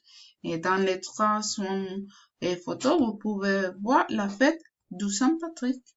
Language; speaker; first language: French; non-native, learner; Spanish